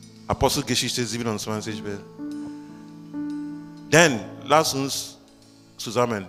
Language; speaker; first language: German; non-native, learner; Russian